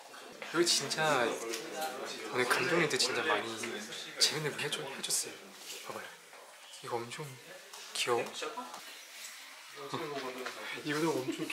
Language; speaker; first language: Korean; non-native, fluent; Chinese